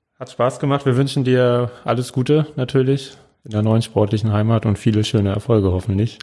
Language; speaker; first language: German; native; German